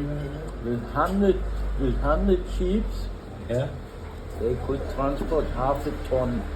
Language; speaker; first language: English; non-native, fluent; German